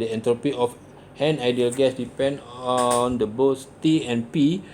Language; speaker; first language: English; non-native, local second language; Malay